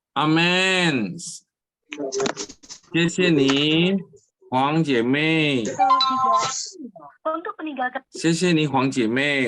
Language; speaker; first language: Chinese; early bilingual, heritage; Chinese